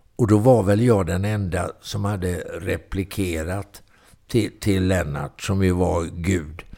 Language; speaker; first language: Swedish; native; Swedish